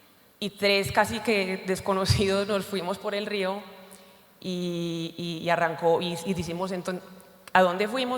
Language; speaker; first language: Spanish; native; Spanish